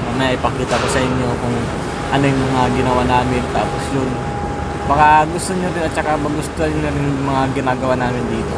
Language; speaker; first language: Filipino; native; Filipino